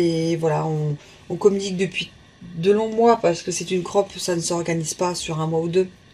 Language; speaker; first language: French; native; French